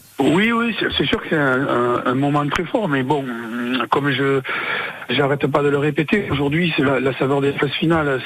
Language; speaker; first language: French; native; French